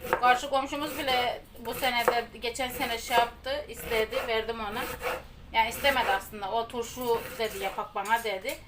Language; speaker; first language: Turkish; native; Turkish